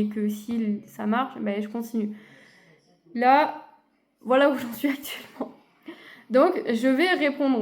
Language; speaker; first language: French; native; French